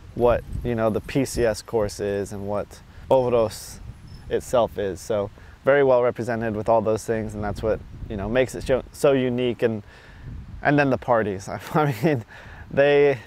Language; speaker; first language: English; native; English